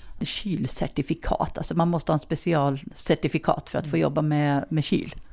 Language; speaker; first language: Swedish; native; Swedish